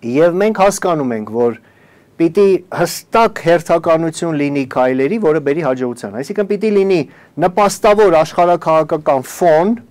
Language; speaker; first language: Armenian; native; Armenian